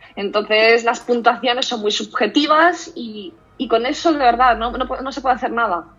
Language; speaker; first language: Spanish; early bilingual, other home language; Russian